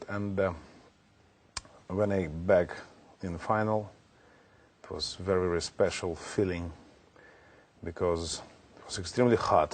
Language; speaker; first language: English; non-native, learner; Russian